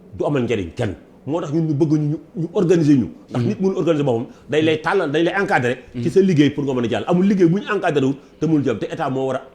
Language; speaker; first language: Wolof; native; Wolof